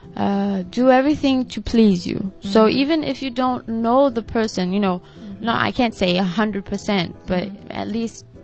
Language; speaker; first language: English; non-native, fluent; Portuguese